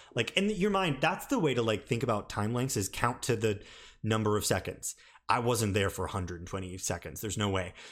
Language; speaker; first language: English; native; English